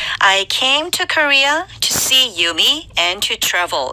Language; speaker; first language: English; non-native, fluent; Korean